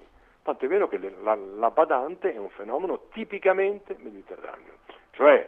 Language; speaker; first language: Italian; native; Italian